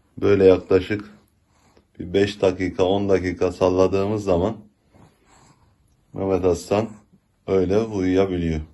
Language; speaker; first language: Turkish; native; Turkish